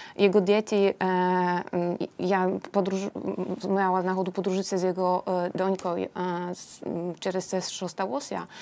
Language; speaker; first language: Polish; non-native, learner; Ukrainian